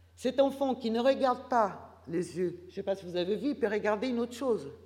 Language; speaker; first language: French; non-native, fluent; Portuguese